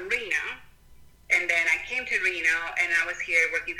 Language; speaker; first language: English; non-native, fluent; Spanish